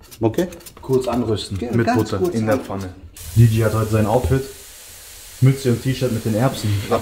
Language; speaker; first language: German; native; German